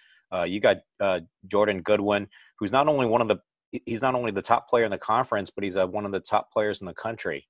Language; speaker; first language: English; native; English